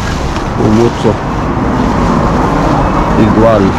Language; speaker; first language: Spanish; non-native, learner; Filipino